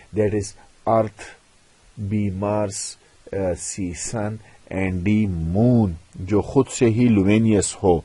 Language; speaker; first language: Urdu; non-native, local second language; Pashto